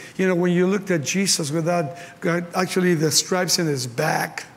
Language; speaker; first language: English; early bilingual, other home language; Spanish